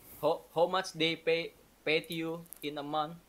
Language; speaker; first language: English; non-native, learner; Indonesian